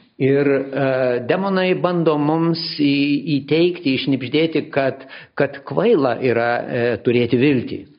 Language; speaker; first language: Lithuanian; native; Lithuanian